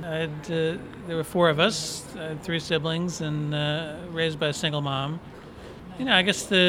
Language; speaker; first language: English; native; English